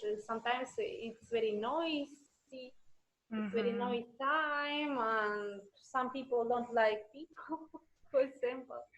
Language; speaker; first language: English; non-native, learner; Russian